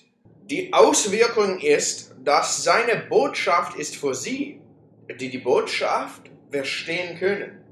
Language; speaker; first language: German; non-native, learner; English